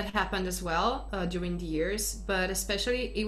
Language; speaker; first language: English; non-native, fluent; Italian